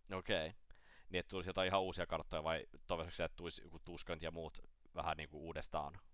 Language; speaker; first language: Finnish; native; Finnish